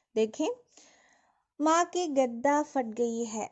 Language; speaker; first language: Hindi; non-native, local second language; Malayalam